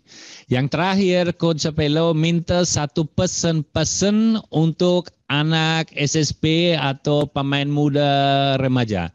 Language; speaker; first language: Indonesian; non-native, fluent; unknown